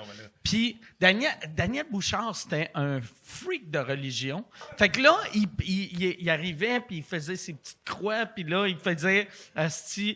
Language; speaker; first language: French; native; French